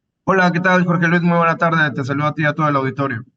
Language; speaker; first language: Spanish; native; Spanish